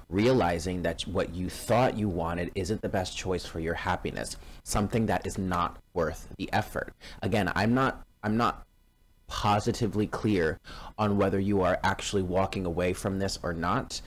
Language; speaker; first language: English; native; English